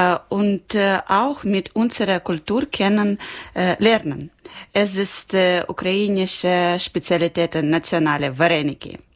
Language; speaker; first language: German; non-native, learner; Ukrainian